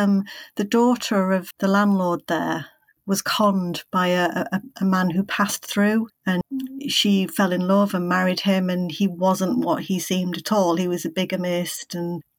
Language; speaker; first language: English; native; English